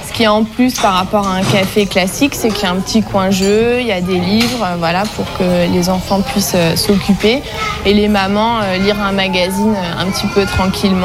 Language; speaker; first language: French; native; French